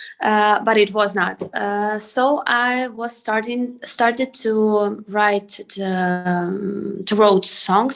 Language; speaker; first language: English; non-native, learner; Ukrainian